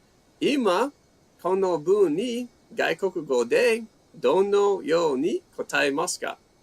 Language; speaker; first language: Japanese; non-native, fluent; English